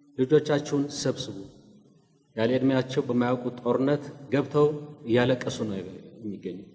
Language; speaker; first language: Amharic; non-native, local second language; Tigrinya